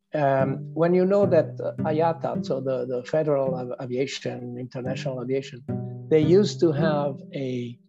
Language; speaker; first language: English; non-native, fluent; Italian